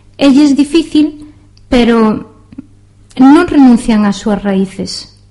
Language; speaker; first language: Galician; native; Galician